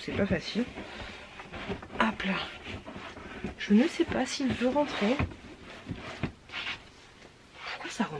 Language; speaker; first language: French; native; French